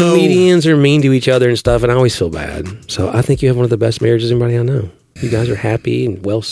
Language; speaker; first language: English; native; English